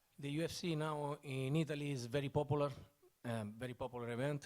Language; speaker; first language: English; non-native, learner; Italian